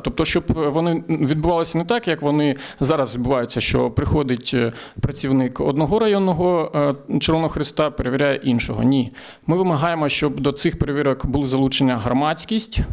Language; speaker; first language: Ukrainian; native; Ukrainian